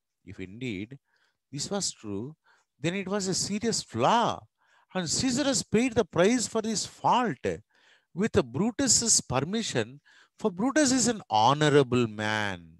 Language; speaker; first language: English; non-native, local second language; Telugu